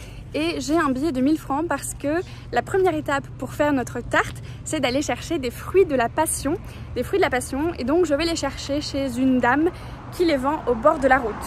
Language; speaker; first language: French; native; French